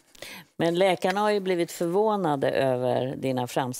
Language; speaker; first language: Swedish; native; Swedish